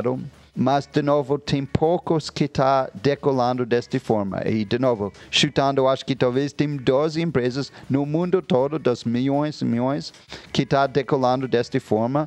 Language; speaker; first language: Portuguese; non-native, fluent; English